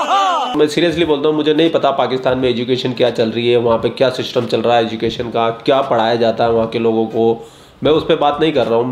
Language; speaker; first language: Hindi; native; Hindi